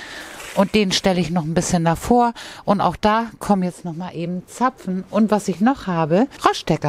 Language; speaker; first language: German; native; German